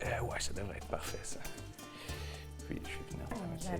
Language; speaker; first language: French; native; French